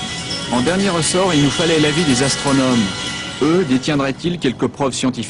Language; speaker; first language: French; native; French